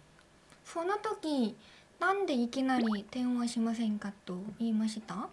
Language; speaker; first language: Japanese; non-native, learner; Korean